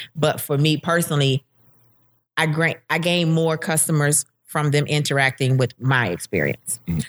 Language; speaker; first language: English; native; English